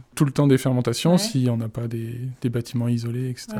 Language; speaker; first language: French; native; French